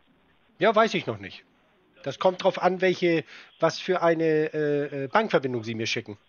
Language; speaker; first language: German; native; German